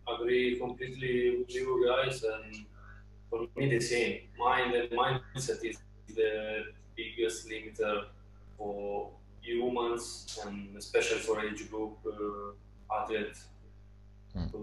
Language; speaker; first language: English; non-native, learner; Italian